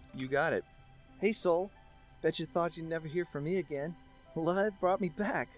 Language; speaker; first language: English; native; English